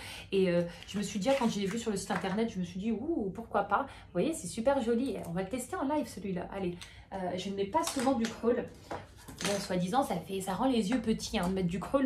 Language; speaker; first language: French; native; French